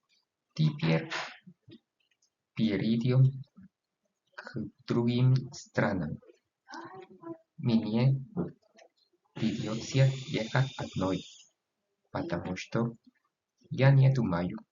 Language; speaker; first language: Russian; non-native, learner; Spanish